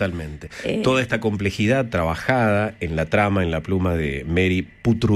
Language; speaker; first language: Spanish; native; Spanish